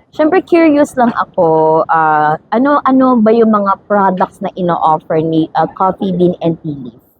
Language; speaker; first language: Filipino; non-native, local second language; Pampanga